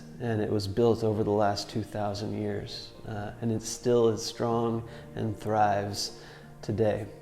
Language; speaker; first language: English; native; English